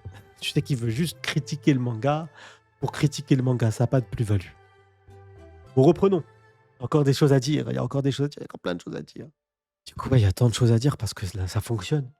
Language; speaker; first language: French; native; French